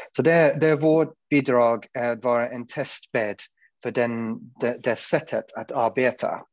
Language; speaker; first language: Swedish; non-native, fluent; English